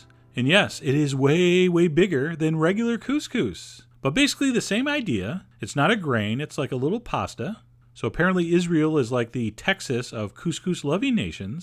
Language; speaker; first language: English; native; English